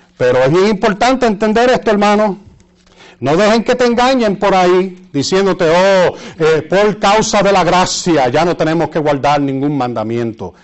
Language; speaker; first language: Spanish; early bilingual, heritage; Spanish